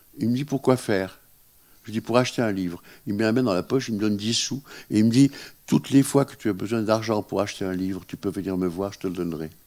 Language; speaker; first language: French; non-native, local second language; Arabic